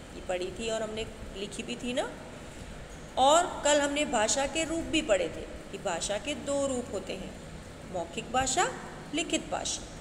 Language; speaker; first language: Hindi; native; Hindi